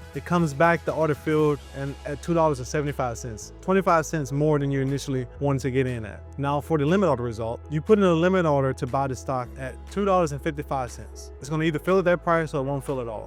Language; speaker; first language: English; native; English